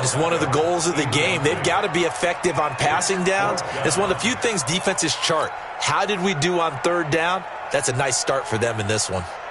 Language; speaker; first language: English; native; English